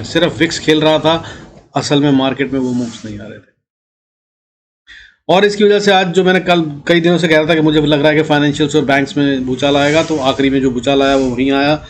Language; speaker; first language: Hindi; native; Hindi